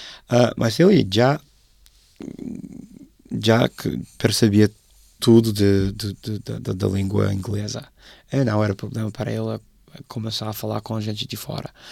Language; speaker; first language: Portuguese; non-native, fluent; English